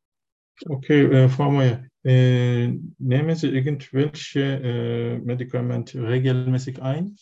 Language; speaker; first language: German; non-native, learner; Turkish